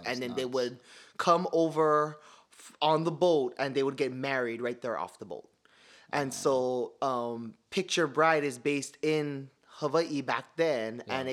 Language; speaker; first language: English; early bilingual, other home language; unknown